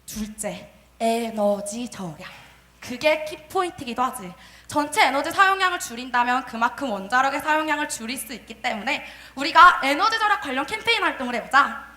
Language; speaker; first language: Korean; native; Korean